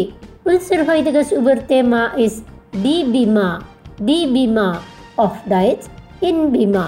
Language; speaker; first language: German; non-native, fluent; Indonesian